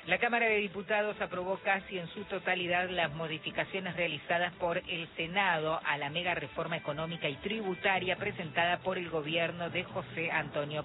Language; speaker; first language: Spanish; native; Spanish